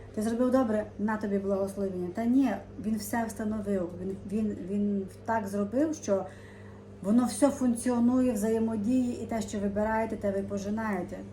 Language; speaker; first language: Ukrainian; native; Ukrainian